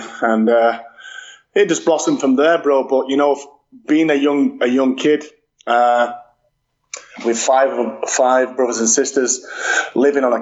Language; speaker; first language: English; native; English